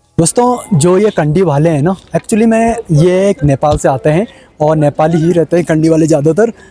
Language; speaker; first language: Hindi; native; Hindi